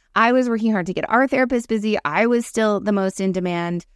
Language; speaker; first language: English; native; English